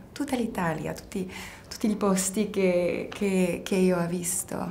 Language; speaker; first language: Italian; non-native, learner; French